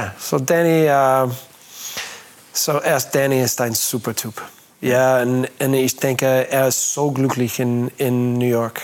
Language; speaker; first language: German; non-native, learner; English